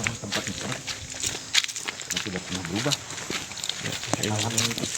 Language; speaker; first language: Indonesian; native; Indonesian